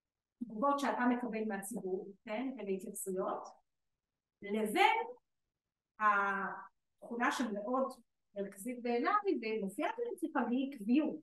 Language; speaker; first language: Hebrew; native; Hebrew